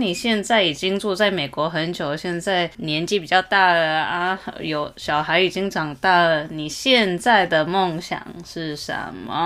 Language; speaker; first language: Chinese; early bilingual, heritage; Chinese